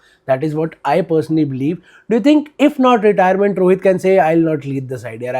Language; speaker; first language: English; non-native, local second language; Hindi